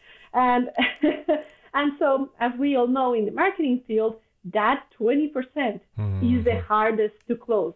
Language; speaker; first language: English; non-native, fluent; Spanish